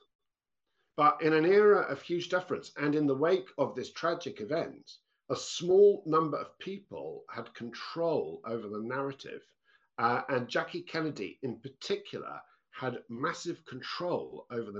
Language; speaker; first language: English; native; English